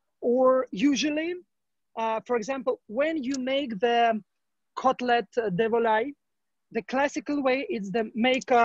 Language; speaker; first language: English; non-native, learner; Ukrainian